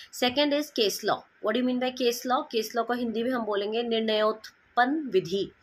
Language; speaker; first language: Hindi; native; Hindi